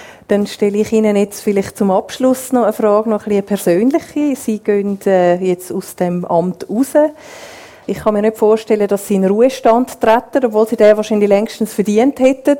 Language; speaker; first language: German; native; German